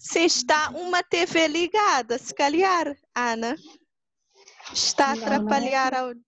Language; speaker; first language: Portuguese; non-native, local second language; Kabuverdianu